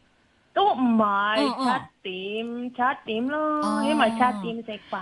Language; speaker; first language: Cantonese; non-native, local second language; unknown